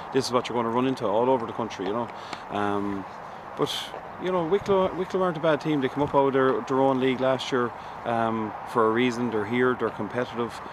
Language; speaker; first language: English; native; English